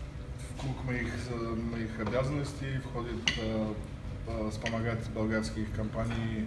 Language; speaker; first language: Russian; non-native, learner; Bulgarian